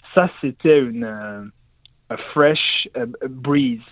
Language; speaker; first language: French; non-native, learner; Hebrew